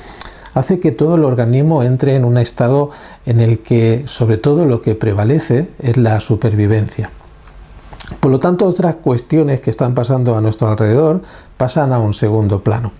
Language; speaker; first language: Spanish; native; Spanish